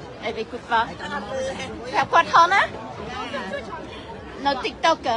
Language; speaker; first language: French; early bilingual, other home language; Vietnamese